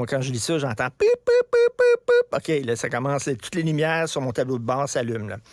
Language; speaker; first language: French; native; French